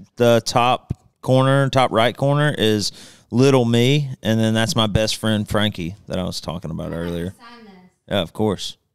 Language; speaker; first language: English; native; English